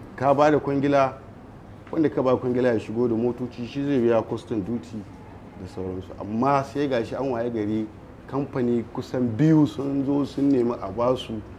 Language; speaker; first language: Hausa; native; Hausa